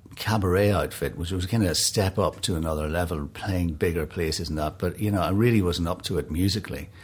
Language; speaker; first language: English; native; English